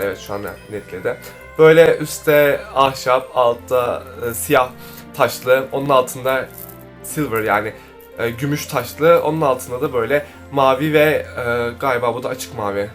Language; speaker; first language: Turkish; native; Turkish